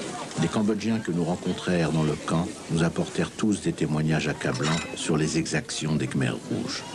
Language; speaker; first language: French; native; French